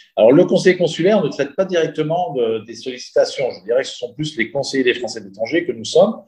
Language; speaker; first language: French; native; French